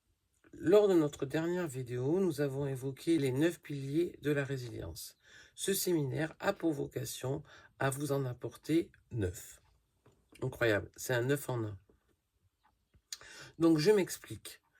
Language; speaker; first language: French; native; French